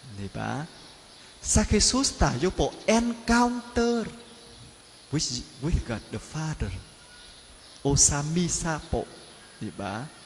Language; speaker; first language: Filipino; non-native, learner; Vietnamese